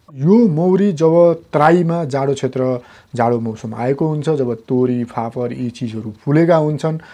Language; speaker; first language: Nepali; native; Nepali